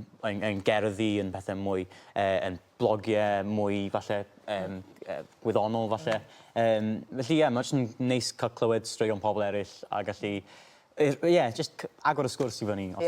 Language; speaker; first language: Welsh; native; Welsh